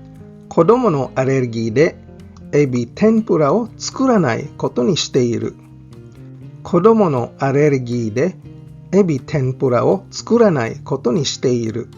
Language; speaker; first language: Japanese; non-native, fluent; English